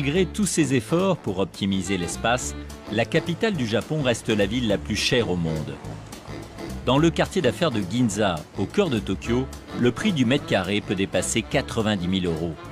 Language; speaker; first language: French; native; French